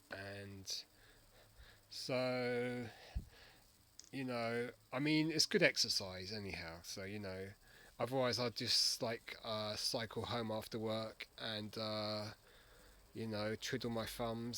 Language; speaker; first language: English; native; English